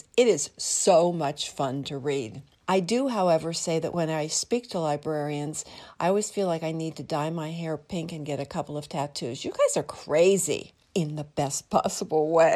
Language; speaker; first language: English; native; English